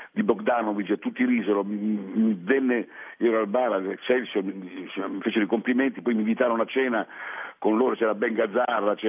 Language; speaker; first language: Italian; early bilingual, other home language; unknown